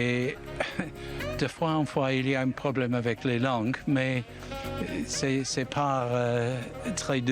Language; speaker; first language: French; non-native, fluent; English